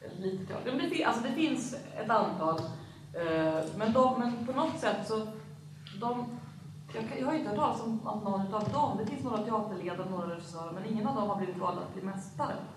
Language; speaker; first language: Swedish; native; Swedish